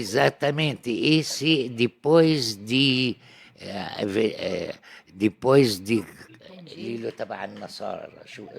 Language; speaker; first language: Portuguese; non-native, learner; Arabic